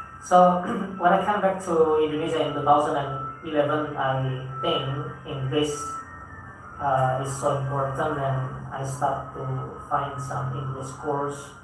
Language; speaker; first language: English; non-native, fluent; Indonesian